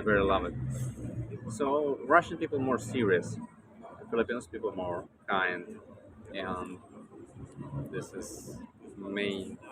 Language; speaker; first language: English; non-native, learner; Russian